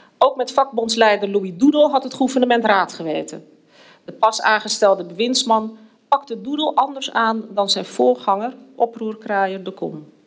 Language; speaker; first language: Dutch; native; Dutch